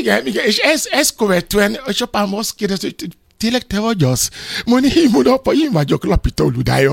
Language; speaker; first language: Hungarian; non-native, fluent; Yoruba